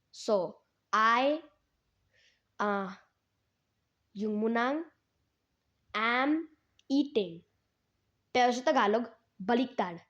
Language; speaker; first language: Filipino; non-native, learner; Hindi